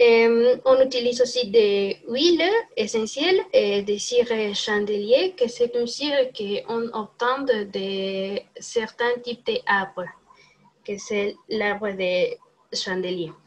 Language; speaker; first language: French; non-native, learner; Spanish